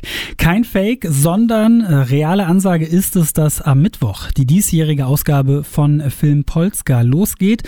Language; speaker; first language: German; native; German